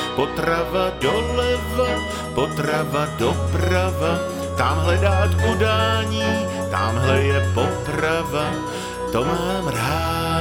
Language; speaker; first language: Czech; native; Czech